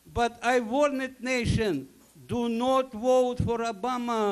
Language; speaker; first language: English; non-native, learner; Russian